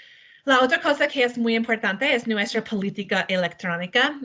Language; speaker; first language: Spanish; non-native, learner; English